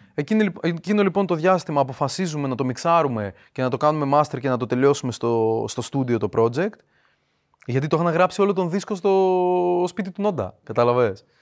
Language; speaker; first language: Greek; early bilingual, other home language; Russian